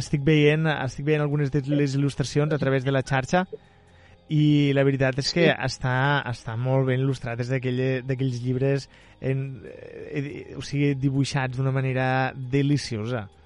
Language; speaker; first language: Catalan; native; Catalan